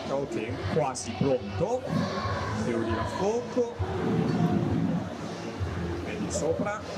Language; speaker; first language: Italian; non-native, learner; Chinese